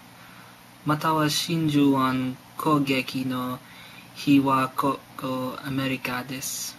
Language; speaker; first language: Japanese; non-native, learner; English